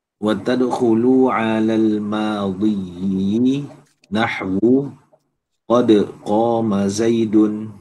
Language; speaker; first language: Arabic; non-native, learner; Malay